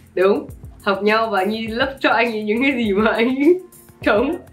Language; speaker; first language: Vietnamese; early bilingual, other home language; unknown